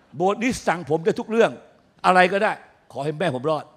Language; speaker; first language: Thai; native; Thai